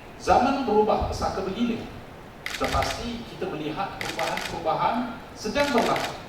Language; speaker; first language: Malay; non-native, local second language; Tamil